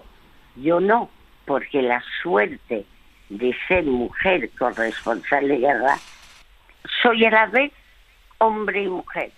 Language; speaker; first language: Spanish; early bilingual, other home language; French